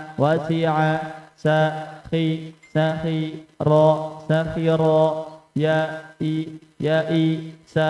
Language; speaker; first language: Arabic; non-native, learner; Indonesian